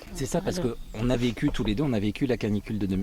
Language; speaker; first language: French; native; French